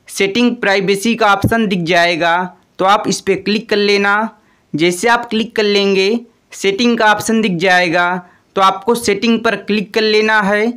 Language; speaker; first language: Hindi; native; Hindi